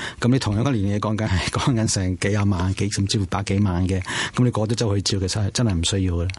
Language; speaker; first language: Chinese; non-native, local second language; Cantonese